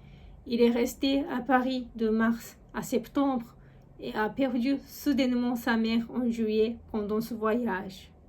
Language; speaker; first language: French; non-native, fluent; Japanese